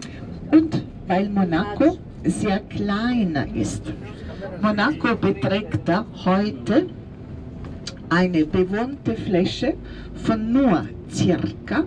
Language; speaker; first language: German; non-native, fluent; Italian